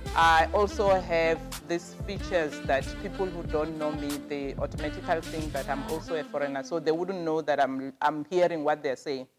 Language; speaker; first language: English; non-native, local second language; Venda